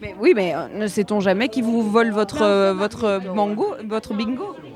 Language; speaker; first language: French; native; French